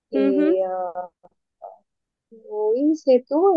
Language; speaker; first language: French; non-native, learner; Hindi